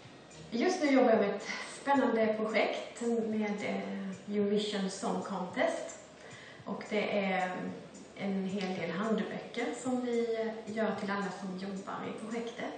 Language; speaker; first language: Swedish; native; Swedish